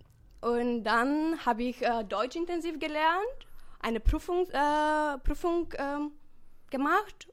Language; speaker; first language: German; non-native, fluent; Bulgarian